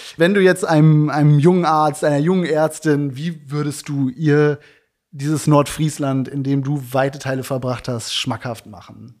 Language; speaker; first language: German; native; German